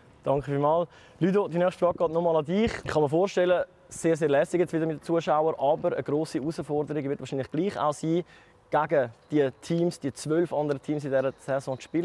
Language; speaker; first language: German; native; German